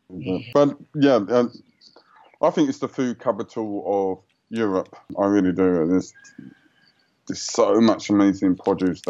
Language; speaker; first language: English; native; English